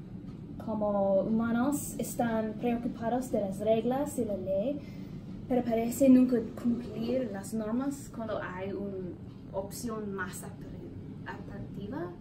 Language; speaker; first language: Spanish; non-native, learner; English